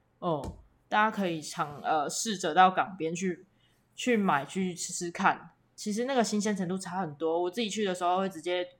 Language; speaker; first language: Chinese; native; Chinese